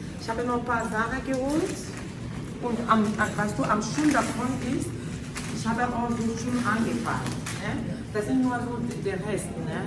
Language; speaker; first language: German; non-native, fluent; Lingala